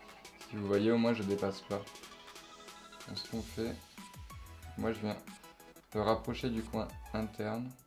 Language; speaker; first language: French; native; French